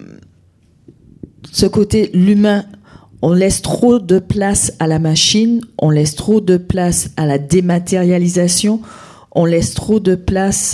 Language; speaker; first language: French; native; French